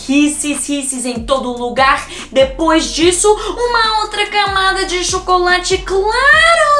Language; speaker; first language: Portuguese; non-native, fluent; English